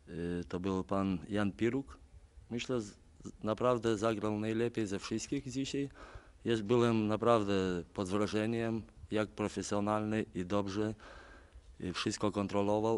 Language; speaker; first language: Polish; non-native, fluent; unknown